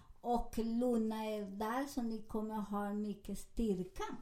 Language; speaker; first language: Swedish; non-native, learner; Spanish